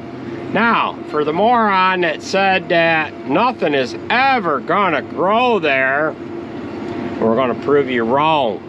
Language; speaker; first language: English; native; English